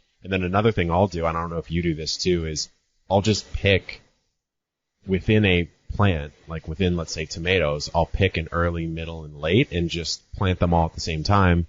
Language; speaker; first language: English; native; English